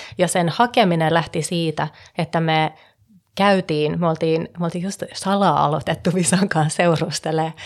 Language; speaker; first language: Finnish; early bilingual, heritage; Finnish